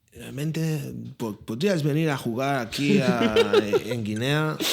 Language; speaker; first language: Spanish; native; Spanish